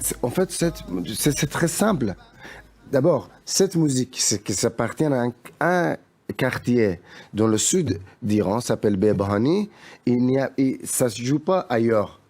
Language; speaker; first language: French; non-native, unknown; Persian